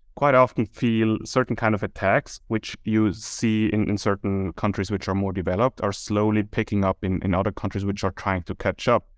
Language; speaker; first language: English; non-native, fluent; German